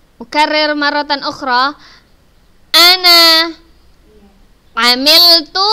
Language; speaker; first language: Arabic; non-native, fluent; Indonesian